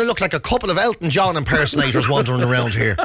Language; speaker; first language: English; native; English